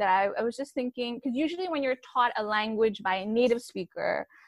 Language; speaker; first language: English; non-native, local second language; Urdu